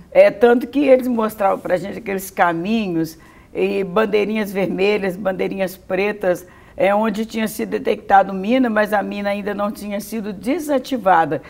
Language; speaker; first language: Portuguese; native; Portuguese